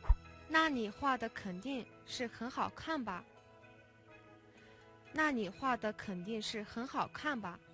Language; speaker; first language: Chinese; non-native, fluent; Mongolian